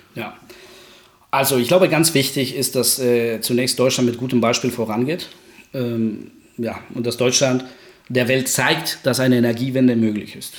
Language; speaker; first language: German; non-native, fluent; Spanish